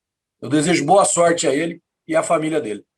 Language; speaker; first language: Portuguese; native; Portuguese